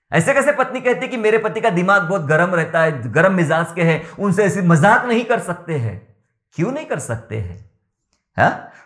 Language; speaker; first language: Hindi; non-native, local second language; Marathi